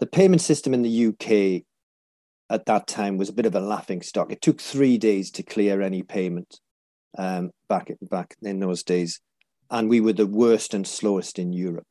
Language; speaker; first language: English; native; English